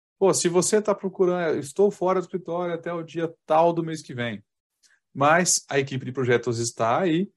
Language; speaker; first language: Portuguese; native; Portuguese